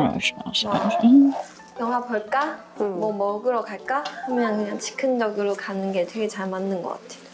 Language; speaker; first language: Korean; non-native, fluent; Chinese